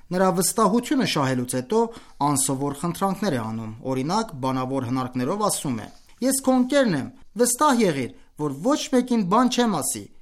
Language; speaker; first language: Armenian; native; Armenian